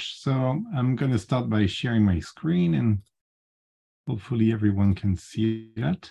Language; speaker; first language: English; non-native, fluent; French